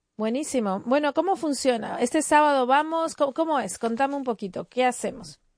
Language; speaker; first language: Spanish; native; Spanish